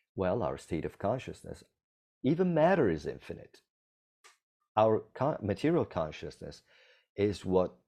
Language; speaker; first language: English; non-native, fluent; Italian